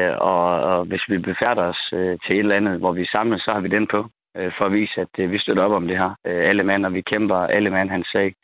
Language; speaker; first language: Danish; native; Danish